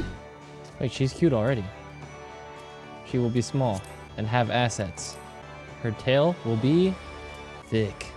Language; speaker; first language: English; native; English